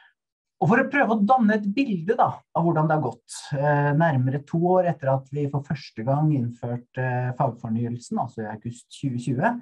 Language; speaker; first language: Norwegian; native; Norwegian